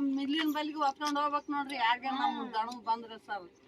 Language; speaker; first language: Kannada; native; Kannada